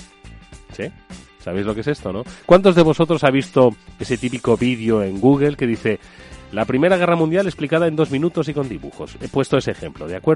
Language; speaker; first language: Spanish; native; Spanish